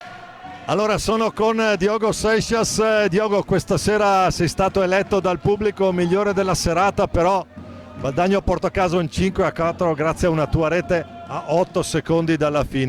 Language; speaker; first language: Italian; native; Italian